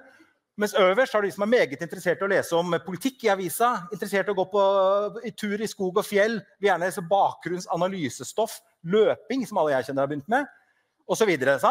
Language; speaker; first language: Norwegian; native; Norwegian